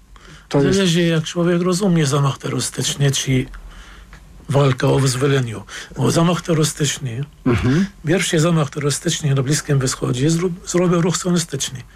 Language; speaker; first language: Polish; non-native, fluent; Arabic